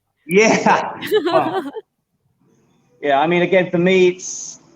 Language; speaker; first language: English; native; English